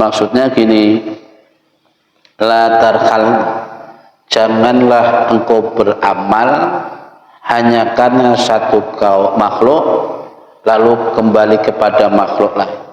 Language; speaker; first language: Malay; non-native, local second language; Javanese